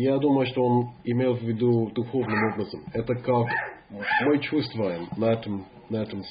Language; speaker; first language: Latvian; non-native, local second language; Russian